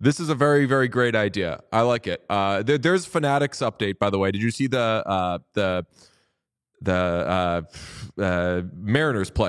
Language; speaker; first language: English; native; English